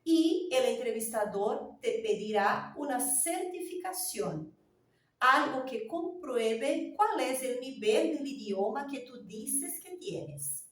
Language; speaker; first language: Spanish; non-native, fluent; Portuguese